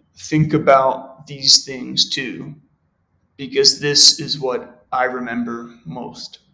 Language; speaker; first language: English; native; English